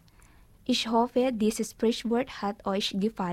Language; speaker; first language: German; non-native, learner; Filipino